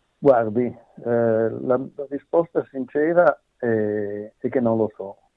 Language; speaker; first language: Italian; native; Italian